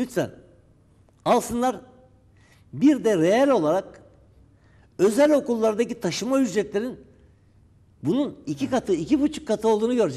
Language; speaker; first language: Turkish; native; Turkish